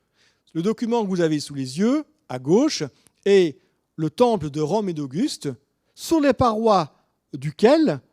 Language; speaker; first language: French; native; French